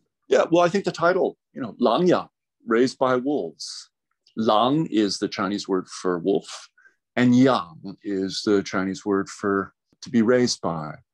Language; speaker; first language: English; native; English